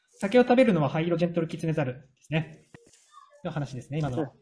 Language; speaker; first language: Japanese; native; Japanese